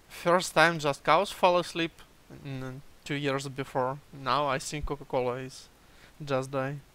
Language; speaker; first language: English; non-native, learner; Russian